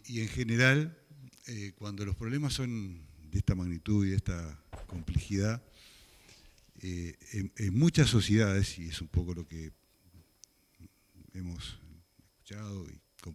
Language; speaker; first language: Spanish; native; Spanish